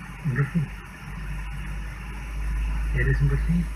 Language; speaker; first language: Spanish; native; Spanish